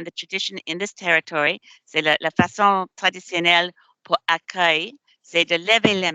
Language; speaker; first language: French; non-native, learner; English